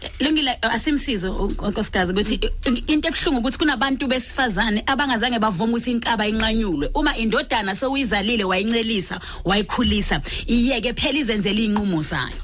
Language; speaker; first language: Zulu; non-native, local second language; Swati